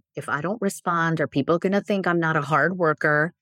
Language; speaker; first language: English; early bilingual, other home language; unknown